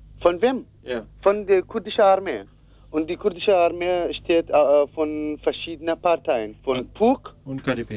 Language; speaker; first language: German; non-native, learner; Kurdish